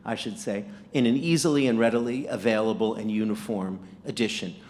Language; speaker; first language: English; native; English